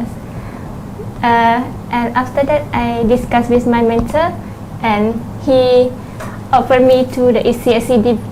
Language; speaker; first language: English; non-native, learner; Thai